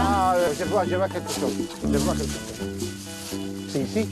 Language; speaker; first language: French; non-native, learner; Hebrew